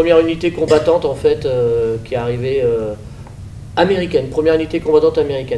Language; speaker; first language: French; native; French